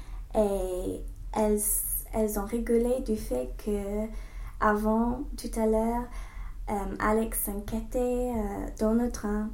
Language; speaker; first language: French; non-native, learner; English